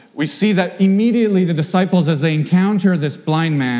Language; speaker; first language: English; native; English